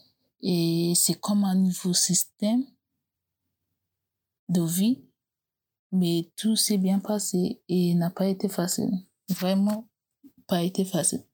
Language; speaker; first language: French; non-native, learner; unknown